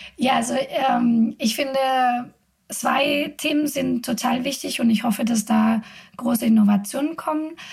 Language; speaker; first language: German; non-native, fluent; Spanish